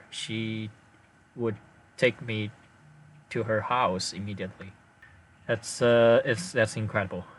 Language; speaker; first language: English; non-native, fluent; Chinese